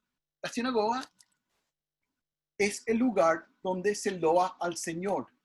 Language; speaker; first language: Spanish; early bilingual, heritage; English